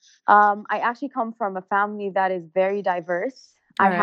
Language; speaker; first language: English; non-native, local second language; Arabic